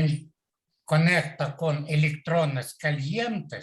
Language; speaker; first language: Spanish; non-native, learner; Russian